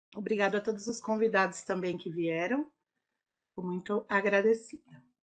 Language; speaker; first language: Portuguese; native; Portuguese